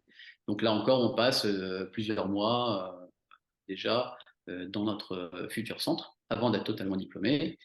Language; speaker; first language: French; native; French